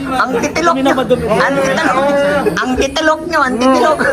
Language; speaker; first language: Filipino; native; Filipino